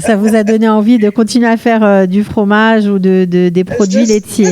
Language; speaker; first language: French; native; French